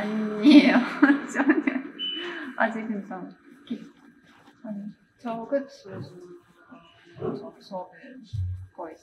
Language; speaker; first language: Korean; non-native, learner; Russian